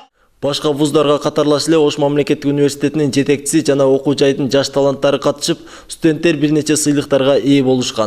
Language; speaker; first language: Kyrgyz; native; Kyrgyz